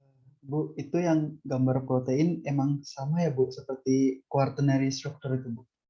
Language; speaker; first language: Indonesian; native; Indonesian